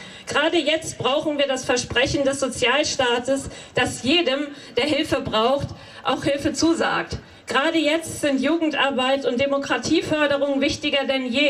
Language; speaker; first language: German; native; German